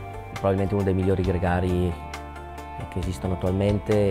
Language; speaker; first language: Italian; native; Italian